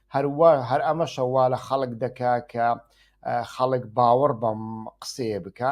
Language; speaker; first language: Central Kurdish; native; Central Kurdish